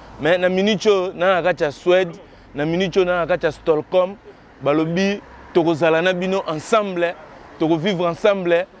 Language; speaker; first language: Lingala; native; Lingala